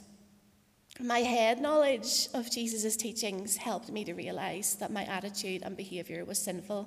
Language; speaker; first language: English; native; English